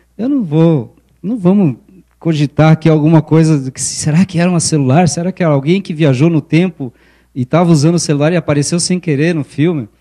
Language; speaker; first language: Portuguese; early bilingual, other home language; Spanish